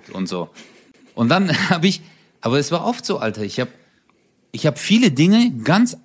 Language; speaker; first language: German; early bilingual, other home language; Turkish